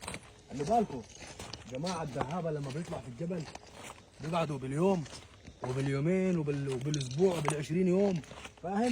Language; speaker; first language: Arabic; native; Arabic